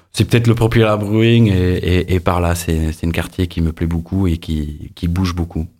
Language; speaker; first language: French; non-native, fluent; English